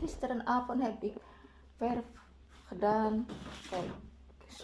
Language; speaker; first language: Dutch; non-native, learner; Indonesian